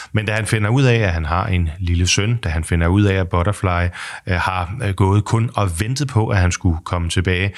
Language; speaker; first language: Danish; native; Danish